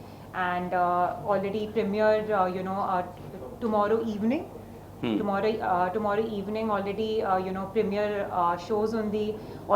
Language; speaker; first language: Telugu; non-native, learner; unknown